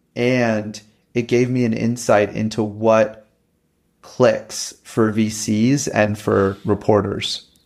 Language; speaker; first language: English; native; English